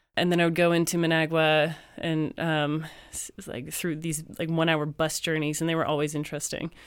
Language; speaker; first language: English; native; English